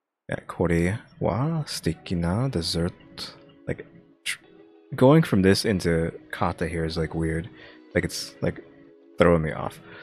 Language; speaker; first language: English; native; English